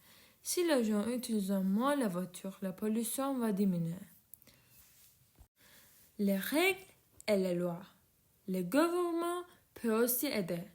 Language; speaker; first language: French; non-native, learner; Turkish